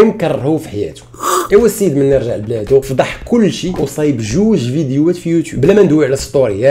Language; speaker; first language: Arabic; native; Arabic